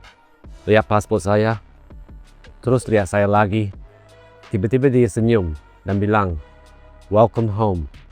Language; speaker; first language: Indonesian; non-native, fluent; English